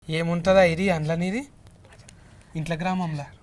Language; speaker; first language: Telugu; native; Telugu